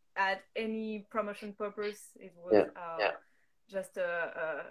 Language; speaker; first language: English; non-native, fluent; French